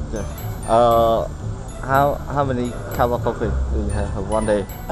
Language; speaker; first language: English; non-native, learner; Khmer